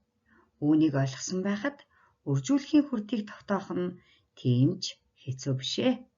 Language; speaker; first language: Mongolian; native; Mongolian